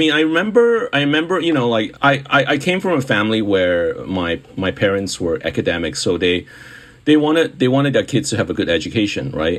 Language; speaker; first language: English; non-native, local second language; Cantonese